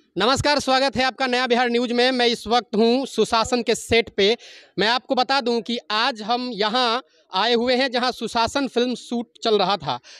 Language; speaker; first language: Hindi; native; Hindi